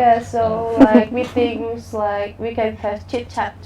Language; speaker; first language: English; non-native, learner; Indonesian